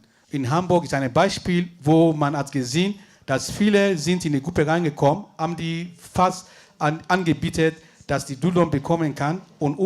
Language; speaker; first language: German; non-native, fluent; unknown